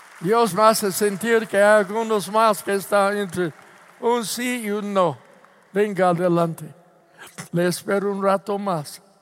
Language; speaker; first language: Spanish; non-native, fluent; English